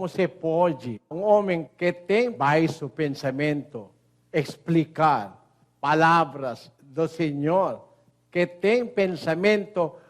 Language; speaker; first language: Portuguese; non-native, learner; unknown